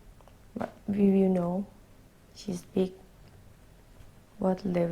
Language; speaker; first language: English; non-native, learner; Thai